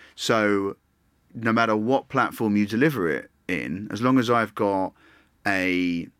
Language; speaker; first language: English; native; English